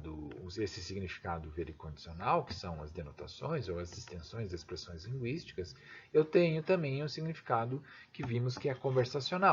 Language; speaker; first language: Portuguese; native; Portuguese